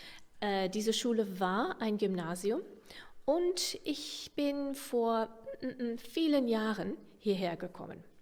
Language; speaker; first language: German; non-native, fluent; English